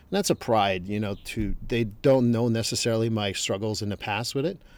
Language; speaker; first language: English; native; English